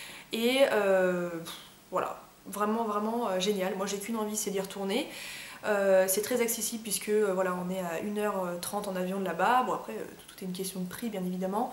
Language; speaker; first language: French; native; French